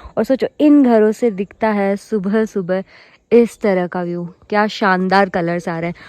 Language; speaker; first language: Hindi; native; Hindi